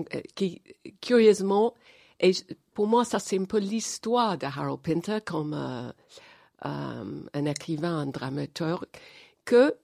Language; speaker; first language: French; non-native, fluent; English